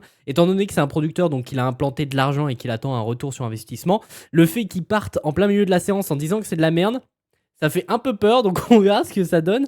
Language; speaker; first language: French; native; French